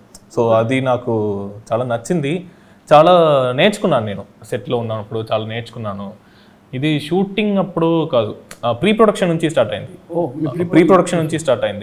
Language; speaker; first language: Telugu; non-native, learner; Tamil